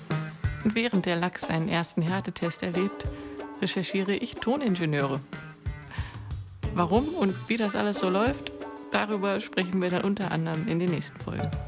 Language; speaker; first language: German; native; German